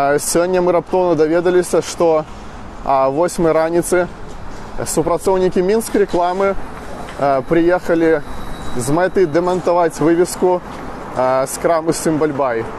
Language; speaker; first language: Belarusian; non-native, local second language; Russian